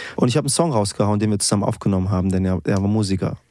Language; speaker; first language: German; non-native, fluent; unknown